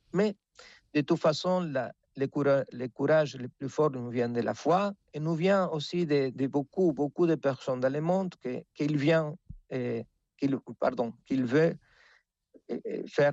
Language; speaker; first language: French; non-native, fluent; Spanish